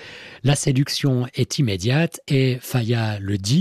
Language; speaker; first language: French; native; French